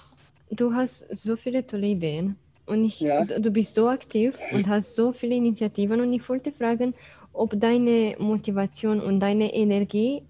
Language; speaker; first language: German; non-native, fluent; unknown